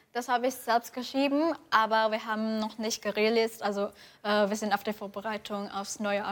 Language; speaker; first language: German; non-native, fluent; Indonesian